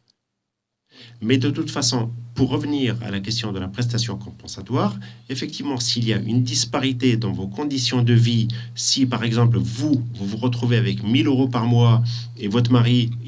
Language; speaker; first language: French; native; French